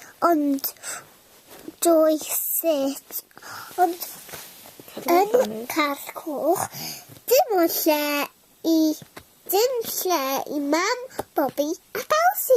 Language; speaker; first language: Welsh; non-native, local second language; English